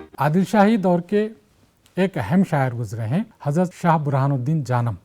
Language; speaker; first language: Urdu; native; Urdu